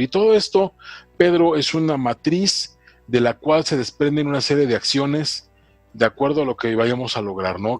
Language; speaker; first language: Spanish; native; Spanish